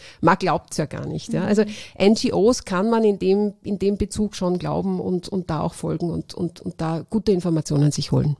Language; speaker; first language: German; native; German